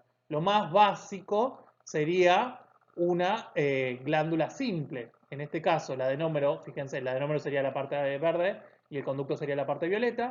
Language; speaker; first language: Spanish; native; Spanish